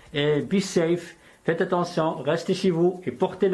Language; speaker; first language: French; non-native, local second language; Arabic